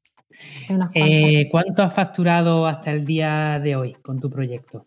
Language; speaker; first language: Spanish; native; Spanish